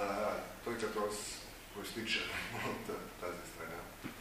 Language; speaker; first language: Bulgarian; non-native, fluent; Greek